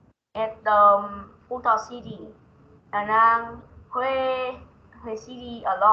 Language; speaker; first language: English; non-native, learner; Vietnamese